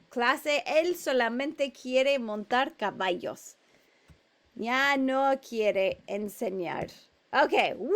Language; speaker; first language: Spanish; non-native, fluent; English